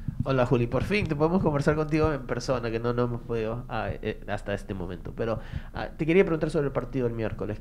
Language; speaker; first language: Spanish; native; Spanish